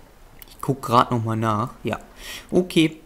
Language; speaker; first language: German; native; German